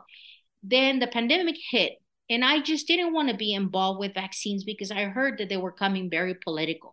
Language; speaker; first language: English; non-native, fluent; Spanish